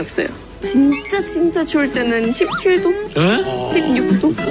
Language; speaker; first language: Korean; non-native, fluent; Indonesian